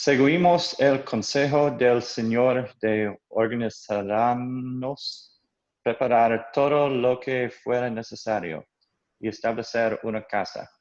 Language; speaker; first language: Spanish; non-native, learner; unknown